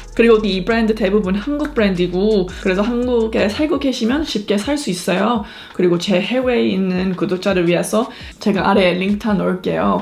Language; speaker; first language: Korean; non-native, fluent; English